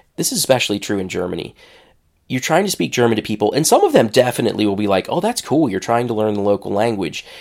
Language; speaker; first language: English; native; English